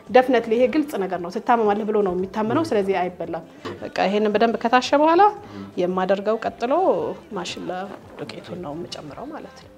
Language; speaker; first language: Amharic; non-native, local second language; Afar